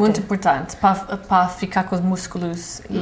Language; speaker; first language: Portuguese; early bilingual, heritage; Portuguese